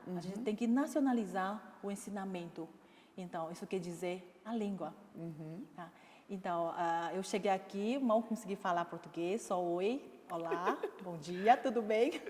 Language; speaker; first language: Portuguese; non-native, fluent; Chinese